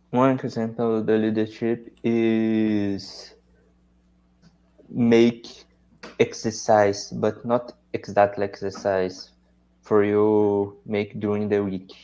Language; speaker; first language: English; non-native, learner; Portuguese